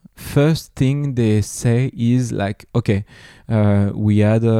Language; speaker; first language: English; non-native, fluent; French